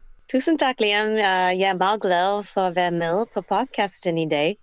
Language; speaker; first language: Danish; non-native, learner; English